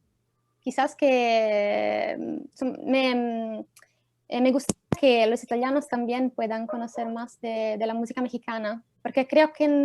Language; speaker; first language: Spanish; non-native, fluent; Italian